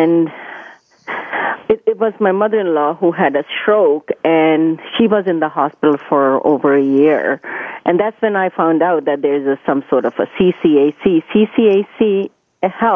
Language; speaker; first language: English; non-native, local second language; Punjabi